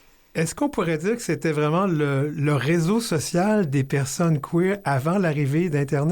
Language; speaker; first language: French; native; French